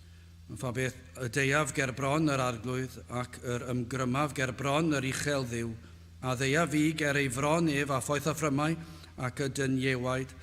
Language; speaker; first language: Welsh; native; Welsh